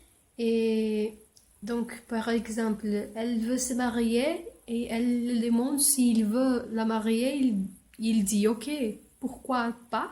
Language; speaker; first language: French; non-native, learner; English